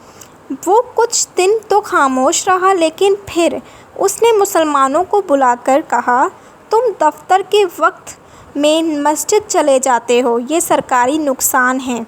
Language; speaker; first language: Urdu; non-native, local second language; Sindhi